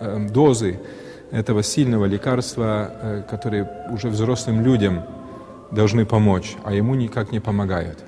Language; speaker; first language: Russian; native; Russian